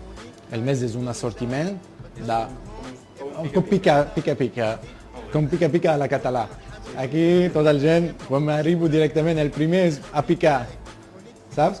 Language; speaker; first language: Catalan; non-native, learner; Arabic